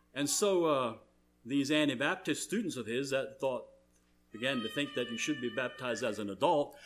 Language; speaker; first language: English; early bilingual, other home language; German